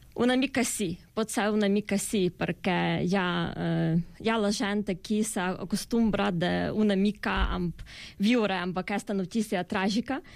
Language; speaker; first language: Catalan; non-native, fluent; Ukrainian